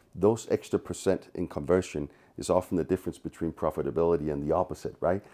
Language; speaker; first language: English; non-native, fluent; Danish